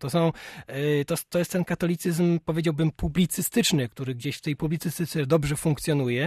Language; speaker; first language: Polish; native; Polish